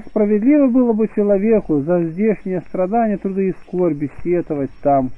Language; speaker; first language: Russian; native; Russian